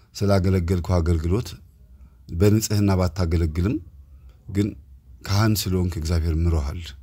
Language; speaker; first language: Amharic; native; Amharic